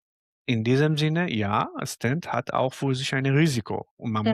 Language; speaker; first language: German; non-native, fluent; Arabic